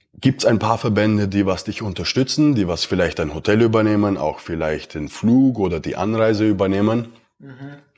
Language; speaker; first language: German; early bilingual, other home language; Romanian